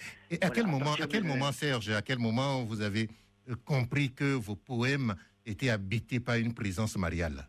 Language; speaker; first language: French; native; French